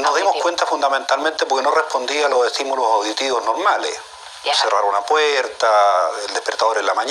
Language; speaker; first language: Spanish; native; Spanish